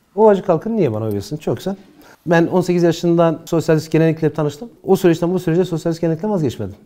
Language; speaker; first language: Turkish; non-native, local second language; Zaza